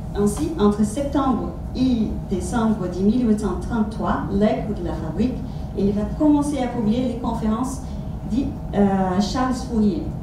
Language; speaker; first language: French; non-native, fluent; Portuguese